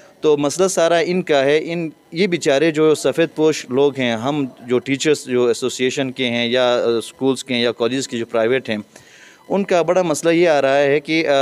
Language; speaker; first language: Urdu; non-native, local second language; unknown